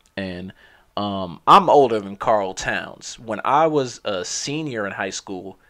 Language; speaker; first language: English; native; English